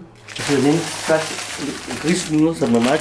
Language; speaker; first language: Danish; non-native, fluent; Chinese